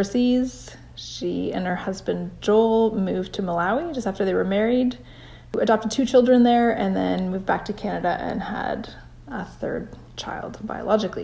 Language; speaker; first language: English; native; English